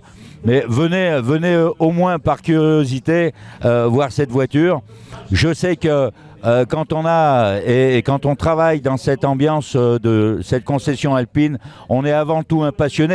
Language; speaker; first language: French; native; French